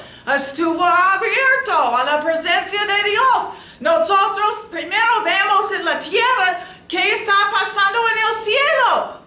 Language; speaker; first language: Spanish; non-native, learner; English